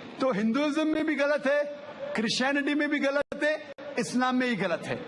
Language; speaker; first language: Urdu; non-native, local second language; Konkani